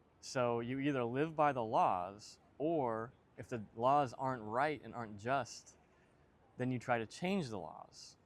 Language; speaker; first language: English; native; English